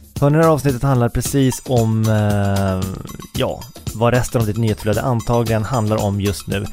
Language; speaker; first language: Swedish; native; Swedish